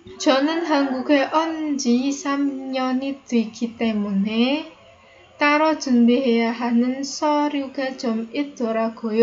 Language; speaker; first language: Korean; non-native, fluent; Indonesian